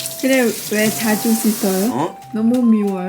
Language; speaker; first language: Korean; non-native, learner; Thai